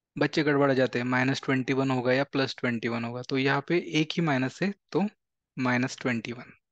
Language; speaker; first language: Hindi; non-native, local second language; Marathi